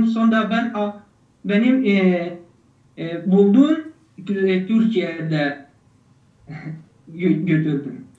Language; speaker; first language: Turkish; non-native, learner; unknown